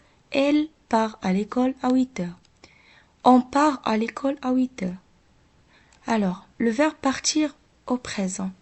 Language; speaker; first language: French; non-native, local second language; Arabic